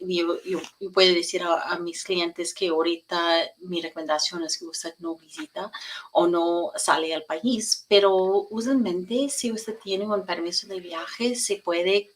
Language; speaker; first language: Spanish; non-native, learner; English